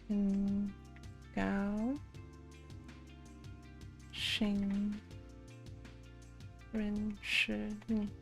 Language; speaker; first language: Chinese; non-native, learner; English